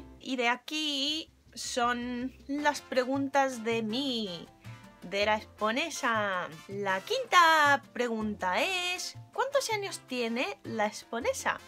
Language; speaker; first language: Spanish; non-native, fluent; Japanese